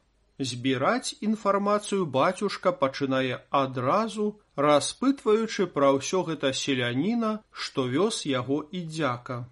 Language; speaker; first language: Belarusian; native; Belarusian